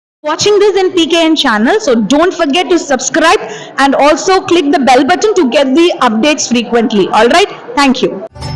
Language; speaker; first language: English; non-native, local second language; Tamil